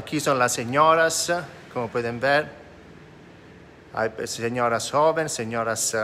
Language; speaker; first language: Spanish; non-native, fluent; Italian